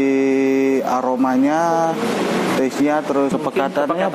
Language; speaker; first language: Indonesian; non-native, local second language; Javanese